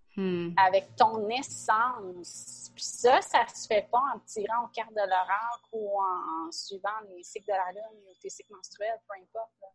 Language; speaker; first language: French; native; French